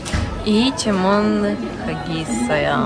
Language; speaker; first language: Korean; non-native, learner; Russian